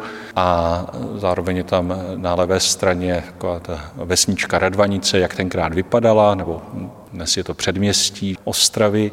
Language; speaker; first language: Czech; native; Czech